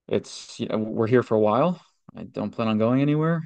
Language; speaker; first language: English; native; English